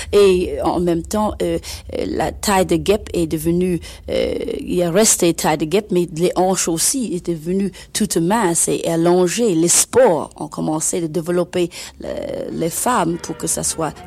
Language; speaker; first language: French; non-native, fluent; English